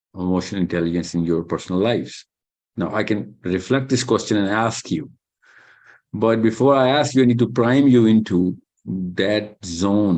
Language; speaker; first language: English; non-native, local second language; Urdu